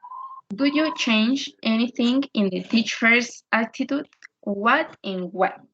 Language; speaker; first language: English; non-native, learner; Spanish